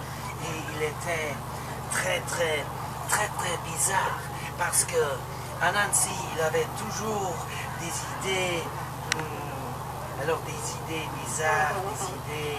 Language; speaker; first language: French; non-native, local second language; Luxembourgish